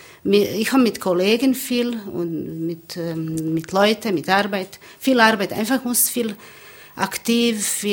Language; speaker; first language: German; non-native, learner; Bosnian